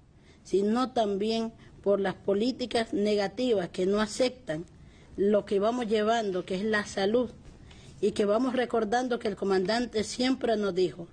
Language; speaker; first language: Spanish; native; Spanish